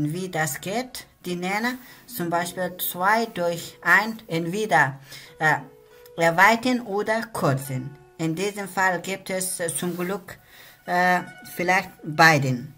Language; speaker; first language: German; non-native, learner; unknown